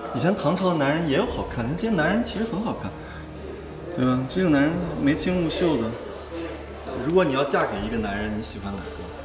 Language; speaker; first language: Chinese; native; Chinese